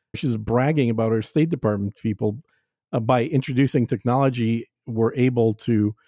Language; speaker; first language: English; native; English